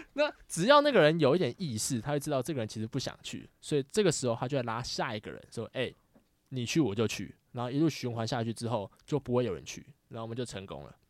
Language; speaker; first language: Chinese; native; Chinese